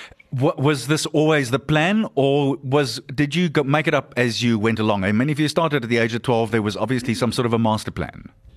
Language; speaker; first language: English; non-native, local second language; Afrikaans